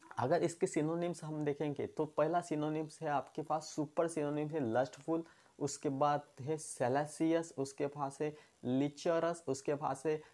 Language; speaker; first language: Hindi; non-native, local second language; Marathi